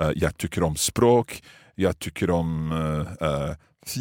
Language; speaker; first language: Swedish; non-native, learner; English